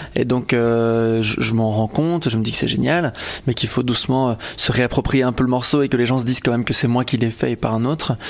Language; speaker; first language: French; native; French